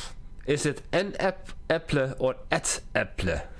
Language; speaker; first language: Swedish; non-native, learner; English